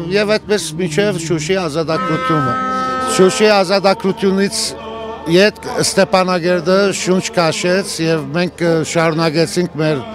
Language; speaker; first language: Armenian; early bilingual, heritage; Armenian